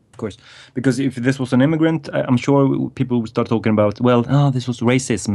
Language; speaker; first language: English; non-native, fluent; Swedish